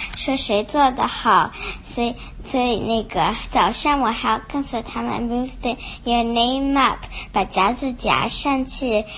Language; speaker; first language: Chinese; early bilingual, heritage; Chinese